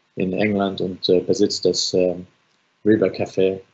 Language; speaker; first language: German; non-native, fluent; Finnish